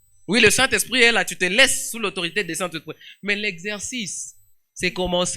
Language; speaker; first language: French; non-native, local second language; Swahili